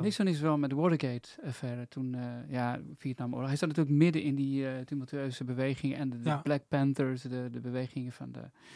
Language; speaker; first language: Dutch; native; Dutch